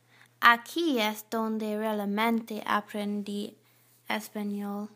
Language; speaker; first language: Spanish; non-native, learner; English